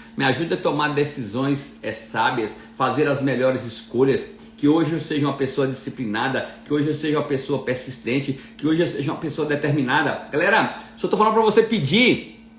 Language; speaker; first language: Portuguese; native; Portuguese